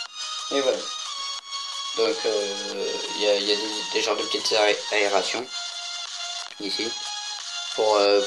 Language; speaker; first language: French; native; French